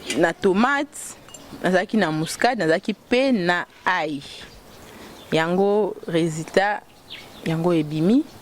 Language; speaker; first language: Lingala; native; Lingala